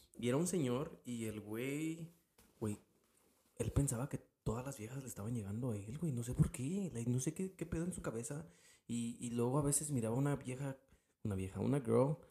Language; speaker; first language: Spanish; early bilingual, heritage; Spanish